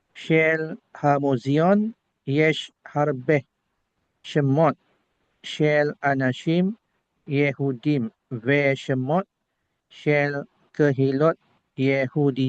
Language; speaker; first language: Hebrew; non-native, learner; Indonesian